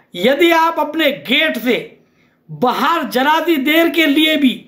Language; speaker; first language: Hindi; native; Hindi